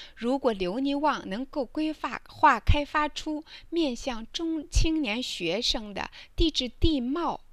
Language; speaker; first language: Chinese; native; Chinese